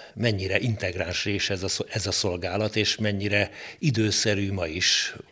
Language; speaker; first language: Hungarian; native; Hungarian